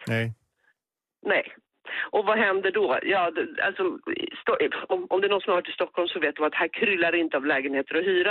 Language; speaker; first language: Swedish; native; Swedish